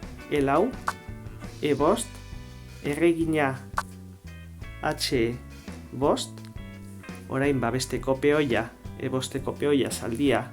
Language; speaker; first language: Basque; non-native, local second language; Spanish